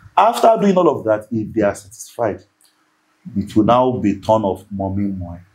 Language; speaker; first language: English; non-native, local second language; Yoruba